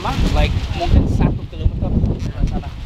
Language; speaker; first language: Indonesian; non-native, fluent; English